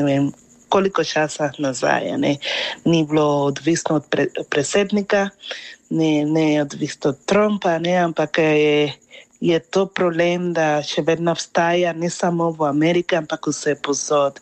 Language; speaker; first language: Slovenian; non-native, fluent; Spanish